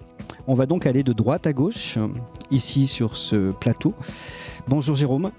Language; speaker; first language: French; native; French